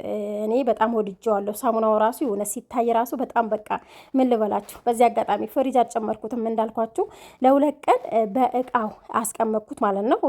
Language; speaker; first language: Amharic; native; Amharic